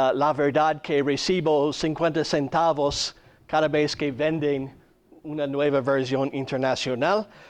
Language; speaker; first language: Spanish; non-native, fluent; English